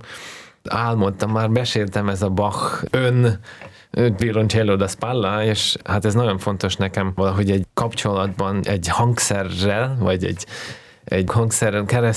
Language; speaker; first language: Hungarian; non-native, fluent; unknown